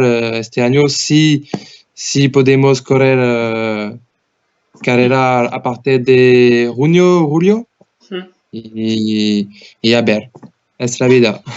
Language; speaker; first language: Spanish; non-native, learner; French